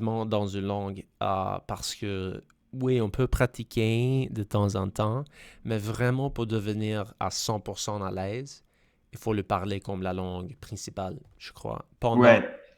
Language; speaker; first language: French; non-native, fluent; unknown